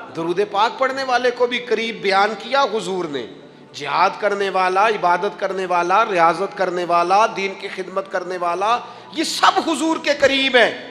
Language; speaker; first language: Urdu; non-native, local second language; Punjabi